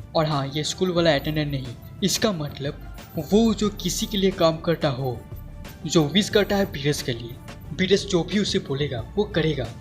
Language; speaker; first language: Hindi; non-native, local second language; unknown